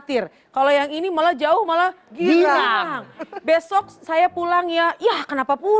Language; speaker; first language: Indonesian; native; Indonesian